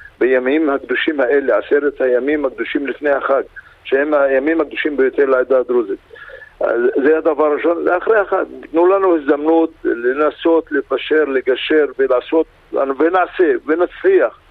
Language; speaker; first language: Hebrew; non-native, local second language; Arabic